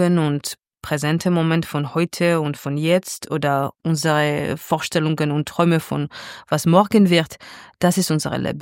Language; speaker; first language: German; non-native, fluent; Georgian